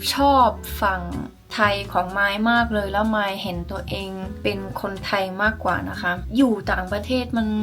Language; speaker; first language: Thai; early bilingual, heritage; Thai